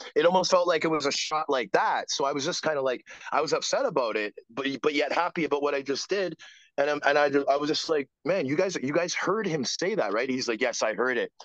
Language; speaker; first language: English; native; English